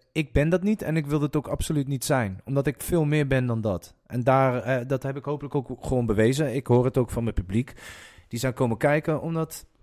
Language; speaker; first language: Dutch; early bilingual, other home language; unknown